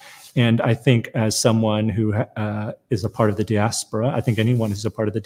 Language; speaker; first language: English; native; English